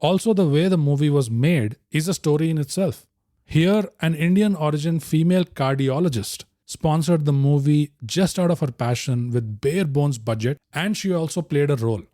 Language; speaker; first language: English; non-native, local second language; Telugu